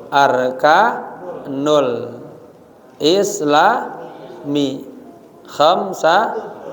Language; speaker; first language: Arabic; non-native, fluent; Indonesian